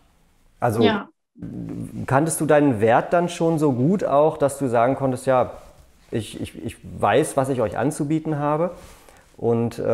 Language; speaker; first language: German; native; German